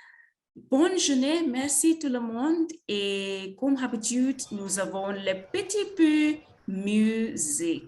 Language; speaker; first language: French; non-native, learner; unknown